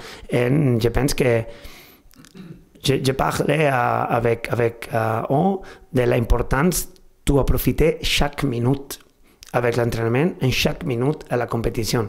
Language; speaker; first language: French; non-native, fluent; Spanish